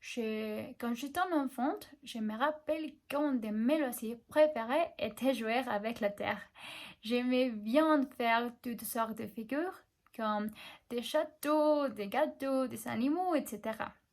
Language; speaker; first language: French; non-native, learner; Spanish